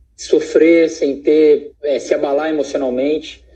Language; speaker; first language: Portuguese; native; Portuguese